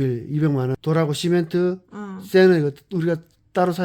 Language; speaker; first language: Korean; native; Korean